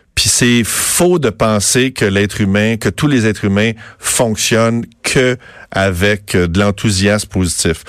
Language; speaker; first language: French; native; French